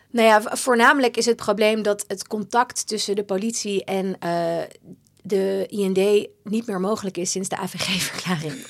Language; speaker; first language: Dutch; native; Dutch